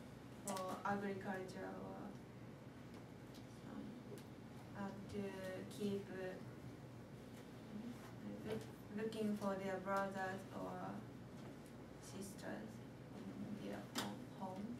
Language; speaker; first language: English; non-native, learner; Japanese